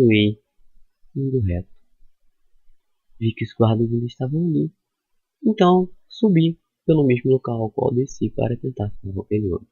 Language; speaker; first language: Portuguese; native; Portuguese